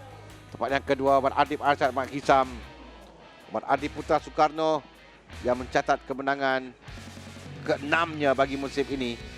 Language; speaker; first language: Malay; native; Malay